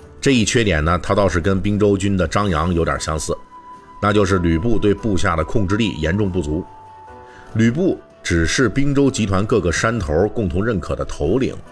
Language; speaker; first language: Chinese; native; Chinese